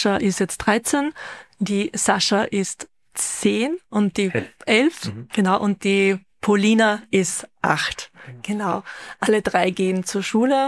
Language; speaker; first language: German; native; German